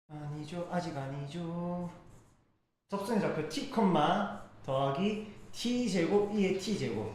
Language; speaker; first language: Korean; native; Korean